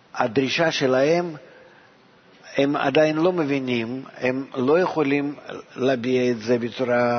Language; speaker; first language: Hebrew; non-native, fluent; Russian